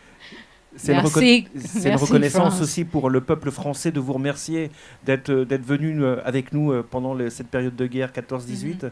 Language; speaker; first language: French; native; French